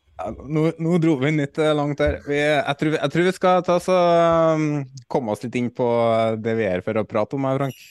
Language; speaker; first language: Norwegian; native; Norwegian